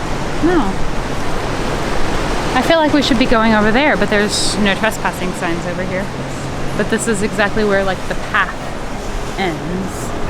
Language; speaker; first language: English; native; English